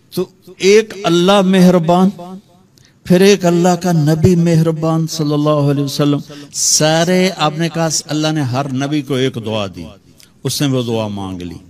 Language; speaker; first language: Urdu; non-native, local second language; Punjabi